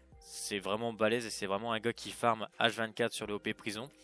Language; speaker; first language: French; native; French